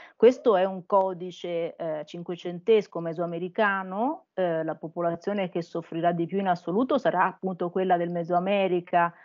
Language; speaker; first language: Italian; native; Italian